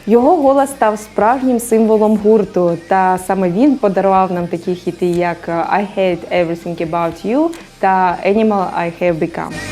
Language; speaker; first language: Ukrainian; native; Ukrainian